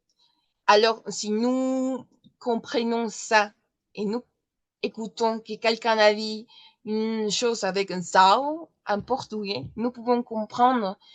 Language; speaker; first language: French; non-native, learner; Spanish